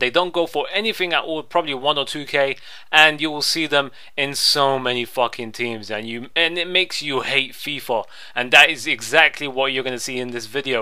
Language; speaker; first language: English; native; English